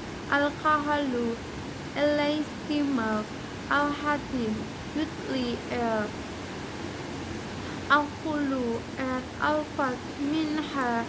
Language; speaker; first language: Arabic; non-native, learner; Indonesian